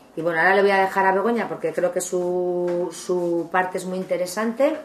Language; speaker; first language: Spanish; non-native, local second language; Basque